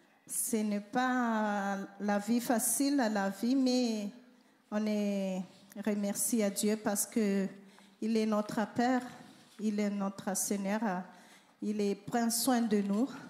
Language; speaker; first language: French; non-native, learner; Malagasy